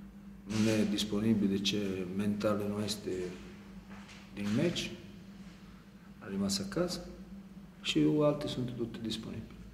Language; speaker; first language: Romanian; non-native, learner; Italian